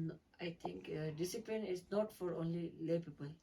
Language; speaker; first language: English; non-native, learner; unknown